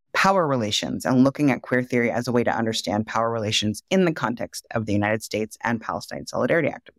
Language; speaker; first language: English; native; English